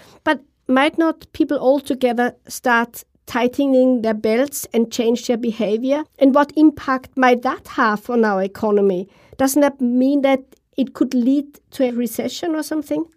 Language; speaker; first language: English; non-native, fluent; German